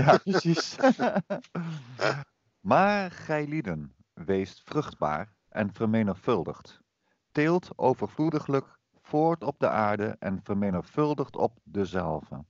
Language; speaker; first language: Dutch; native; Dutch